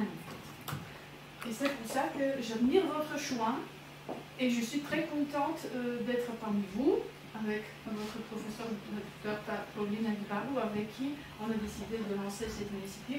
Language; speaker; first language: French; non-native, fluent; Bulgarian